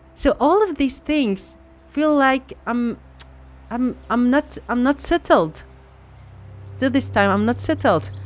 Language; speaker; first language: English; non-native, fluent; Arabic